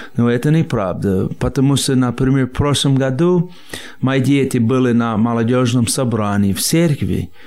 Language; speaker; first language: Russian; non-native, fluent; English